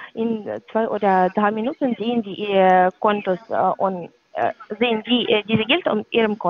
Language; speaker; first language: German; non-native, learner; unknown